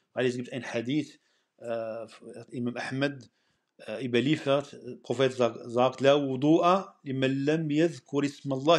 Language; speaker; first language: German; non-native, fluent; Arabic